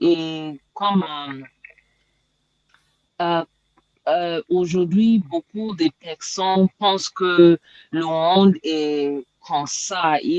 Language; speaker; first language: French; non-native, learner; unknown